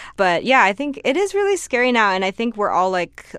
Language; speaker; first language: English; native; English